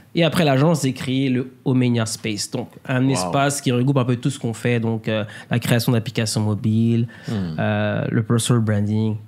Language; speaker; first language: French; native; French